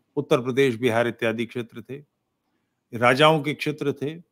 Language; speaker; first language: Hindi; native; Hindi